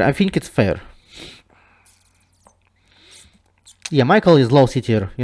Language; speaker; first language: English; non-native, fluent; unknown